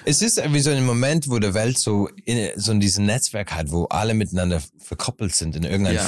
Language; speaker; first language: German; non-native, fluent; English